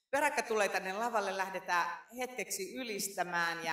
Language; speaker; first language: Finnish; native; Finnish